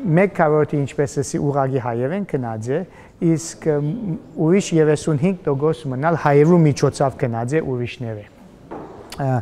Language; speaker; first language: Armenian; early bilingual, heritage; Armenian